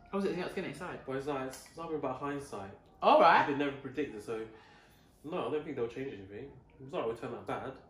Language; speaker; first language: English; native; English